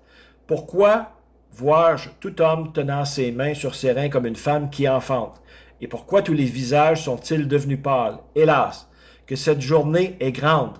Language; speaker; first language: French; native; French